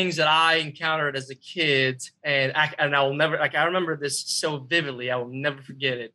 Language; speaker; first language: English; non-native, fluent; Arabic